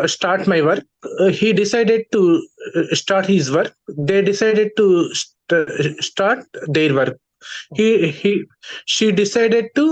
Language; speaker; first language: English; non-native, learner; Telugu